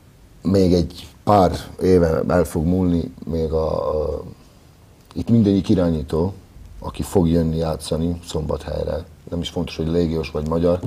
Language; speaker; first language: Hungarian; non-native, fluent; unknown